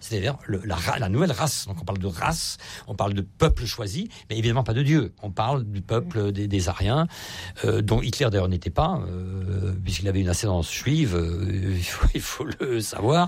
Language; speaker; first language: French; native; French